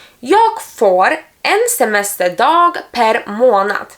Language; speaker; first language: Swedish; non-native, fluent; Polish